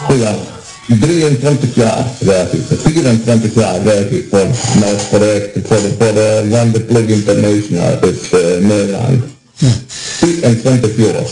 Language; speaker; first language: Dutch; non-native, learner; Croatian